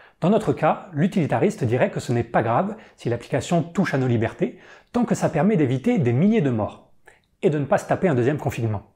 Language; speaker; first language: French; native; French